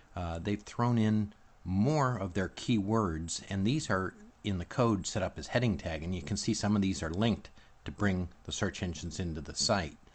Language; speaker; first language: English; native; English